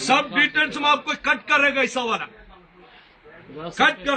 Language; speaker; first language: Hindi; non-native, local second language; Malayalam